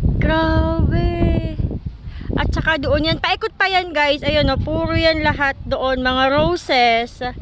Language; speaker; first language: Filipino; native; Filipino